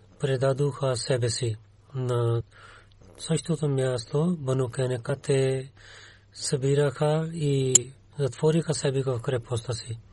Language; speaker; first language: Bulgarian; non-native, learner; Urdu